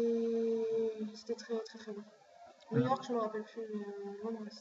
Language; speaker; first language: French; native; French